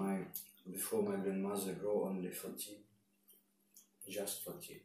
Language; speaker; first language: English; non-native, learner; Russian